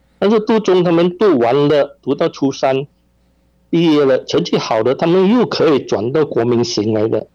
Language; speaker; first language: Chinese; non-native, local second language; Min Nan Chinese